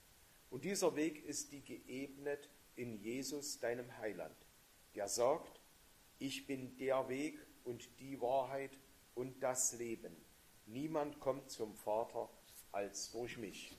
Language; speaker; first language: German; native; German